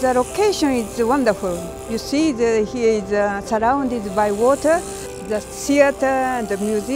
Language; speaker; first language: English; non-native, learner; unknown